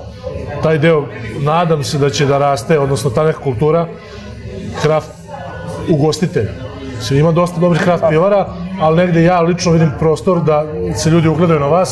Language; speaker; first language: Serbian; native; Serbian